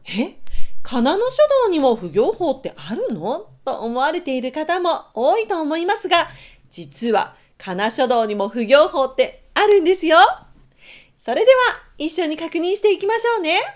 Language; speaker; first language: Japanese; native; Japanese